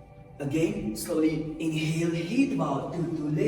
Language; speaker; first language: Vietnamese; non-native, learner; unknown